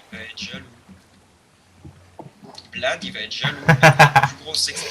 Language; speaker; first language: French; native; French